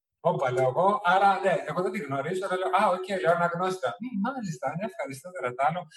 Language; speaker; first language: Greek; early bilingual, heritage; Greek